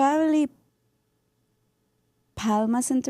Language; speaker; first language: English; non-native, learner; Spanish